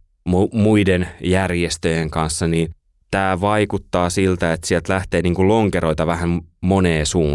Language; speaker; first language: Finnish; native; Finnish